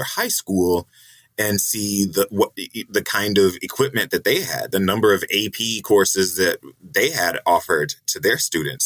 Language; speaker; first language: English; native; English